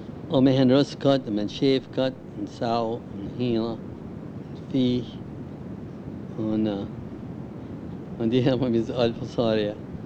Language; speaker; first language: German; early bilingual, heritage; German